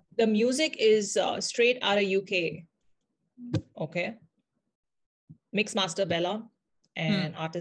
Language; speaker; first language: English; non-native, local second language; Hindi